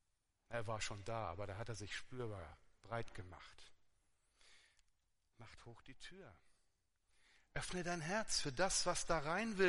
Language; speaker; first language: German; native; German